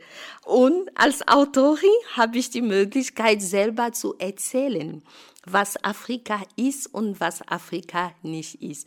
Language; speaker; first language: German; non-native, fluent; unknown